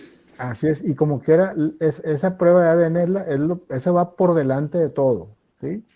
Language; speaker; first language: Spanish; native; Spanish